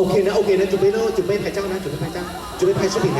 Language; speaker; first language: Chinese; non-native, fluent; Thai